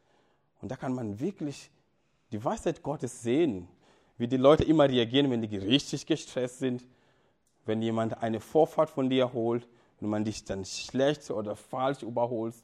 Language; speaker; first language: German; non-native, fluent; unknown